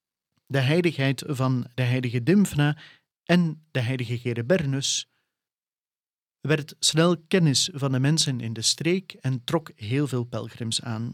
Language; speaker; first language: Dutch; native; Dutch